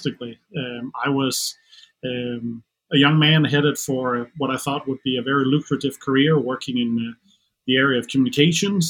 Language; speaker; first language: English; non-native, fluent; Danish